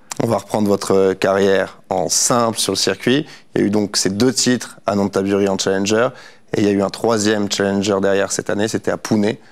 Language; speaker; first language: French; native; French